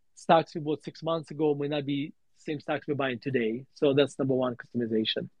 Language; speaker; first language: English; non-native, fluent; Russian